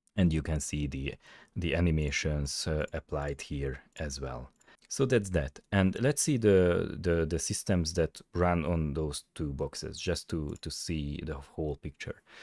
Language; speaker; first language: English; non-native, fluent; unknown